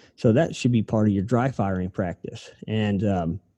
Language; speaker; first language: English; native; English